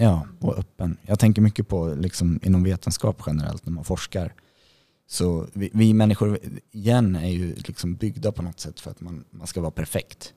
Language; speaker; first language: Swedish; native; Swedish